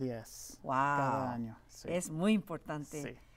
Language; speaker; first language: Spanish; non-native, local second language; English